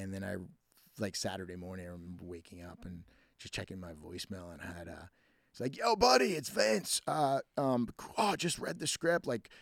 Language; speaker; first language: English; native; English